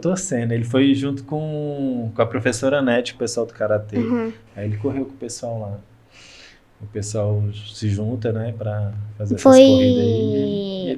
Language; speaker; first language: Portuguese; native; Portuguese